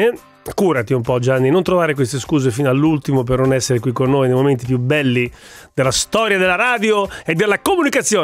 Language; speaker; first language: Italian; native; Italian